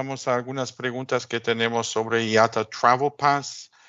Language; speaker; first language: Spanish; non-native, fluent; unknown